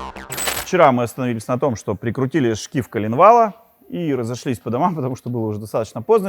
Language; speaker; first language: Russian; native; Russian